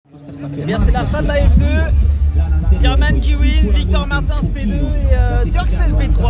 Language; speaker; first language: French; native; French